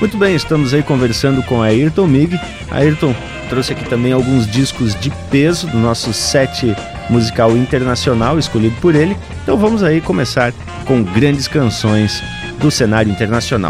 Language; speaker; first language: Portuguese; native; Portuguese